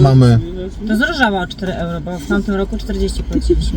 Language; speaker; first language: Polish; native; Polish